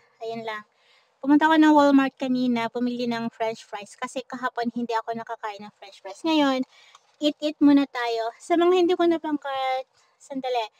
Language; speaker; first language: Filipino; non-native, local second language; Hiligaynon